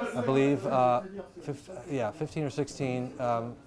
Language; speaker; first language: English; native; English